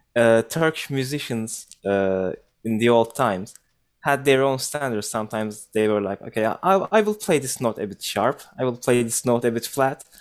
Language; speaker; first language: English; non-native, fluent; Turkish